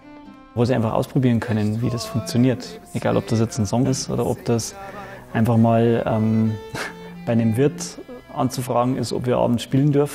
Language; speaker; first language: German; native; German